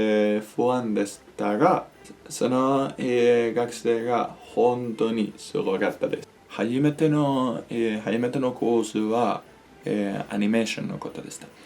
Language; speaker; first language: Japanese; non-native, learner; Spanish